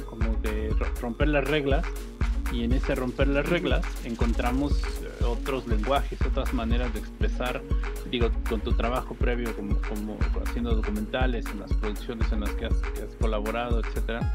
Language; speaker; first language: Spanish; native; Spanish